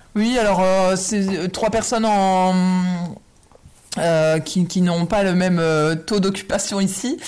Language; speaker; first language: French; native; French